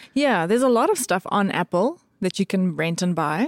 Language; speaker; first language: English; native; English